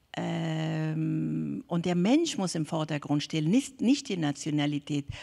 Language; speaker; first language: German; non-native, fluent; Persian